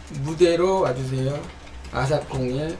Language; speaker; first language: Korean; native; Korean